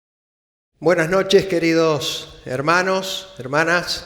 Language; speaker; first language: Spanish; native; Spanish